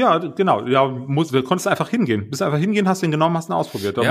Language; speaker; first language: German; native; German